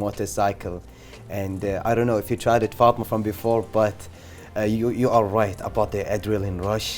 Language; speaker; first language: English; non-native, fluent; Arabic